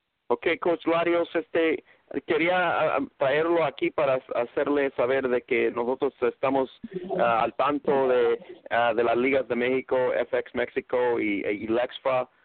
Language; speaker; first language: Spanish; early bilingual, heritage; Spanish